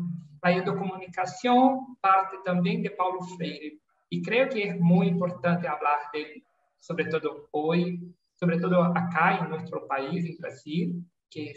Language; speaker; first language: Spanish; non-native, learner; Portuguese